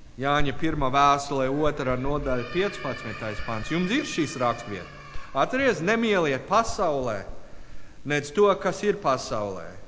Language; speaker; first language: Latvian; non-native, learner; English